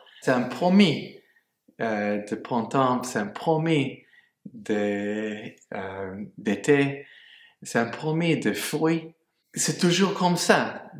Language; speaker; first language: French; non-native, fluent; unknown